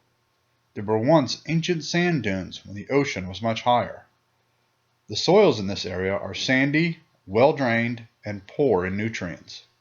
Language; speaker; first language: English; native; English